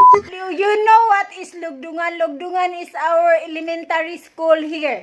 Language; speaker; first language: English; non-native, learner; Cebuano